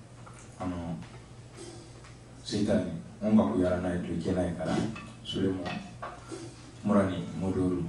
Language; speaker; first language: Japanese; non-native, fluent; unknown